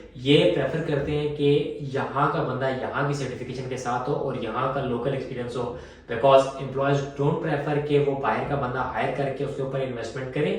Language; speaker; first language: Urdu; native; Urdu